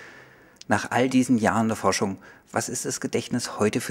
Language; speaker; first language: German; native; German